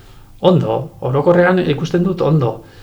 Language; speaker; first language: Basque; non-native, local second language; Spanish